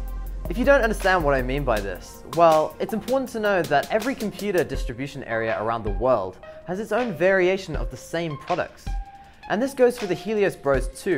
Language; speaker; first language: English; native; English